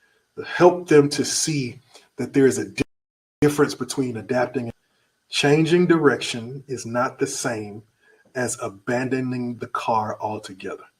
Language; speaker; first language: English; native; English